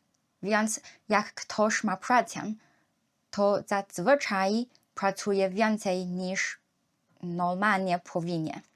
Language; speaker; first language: Polish; non-native, learner; Chinese